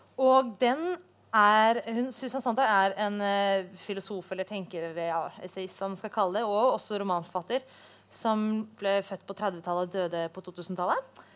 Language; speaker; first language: Norwegian; native; Norwegian